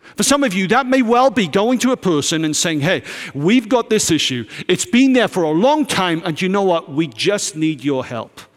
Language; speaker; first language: English; native; English